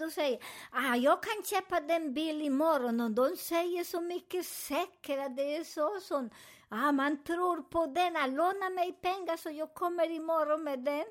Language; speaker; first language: Swedish; non-native, learner; Spanish